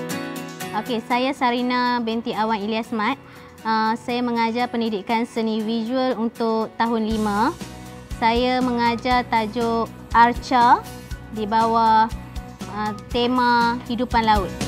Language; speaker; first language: Malay; native; Malay